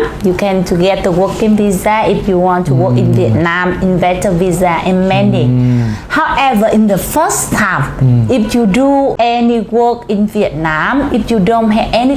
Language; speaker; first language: English; non-native, learner; Vietnamese